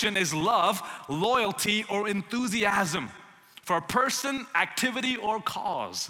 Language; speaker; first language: English; non-native, local second language; Malayalam